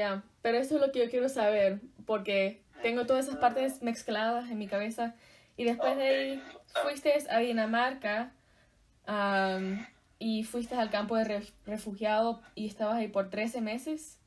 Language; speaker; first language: Spanish; early bilingual, heritage; Spanish